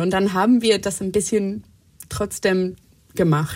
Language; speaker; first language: German; non-native, fluent; English